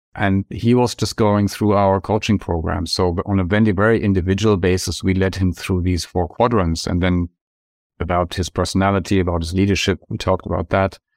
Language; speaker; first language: English; non-native, fluent; German